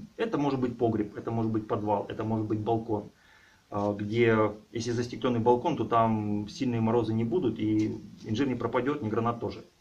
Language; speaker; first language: Russian; native; Russian